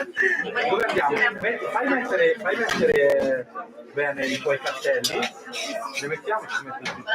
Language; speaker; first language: Italian; native; Italian